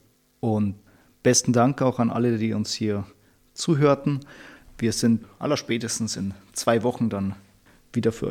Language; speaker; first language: German; native; German